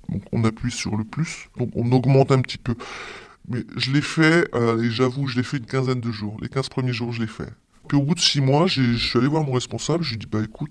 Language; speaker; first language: French; native; French